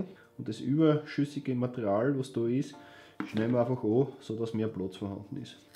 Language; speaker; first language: German; native; German